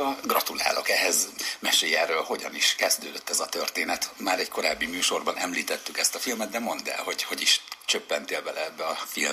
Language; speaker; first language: Hungarian; native; Hungarian